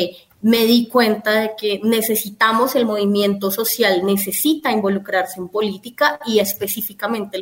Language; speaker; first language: Spanish; native; Spanish